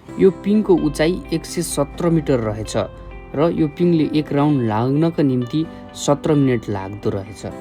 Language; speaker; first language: Nepali; native; Nepali